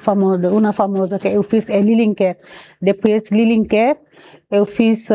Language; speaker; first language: Portuguese; non-native, learner; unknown